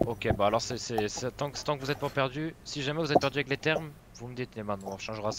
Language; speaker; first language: French; native; French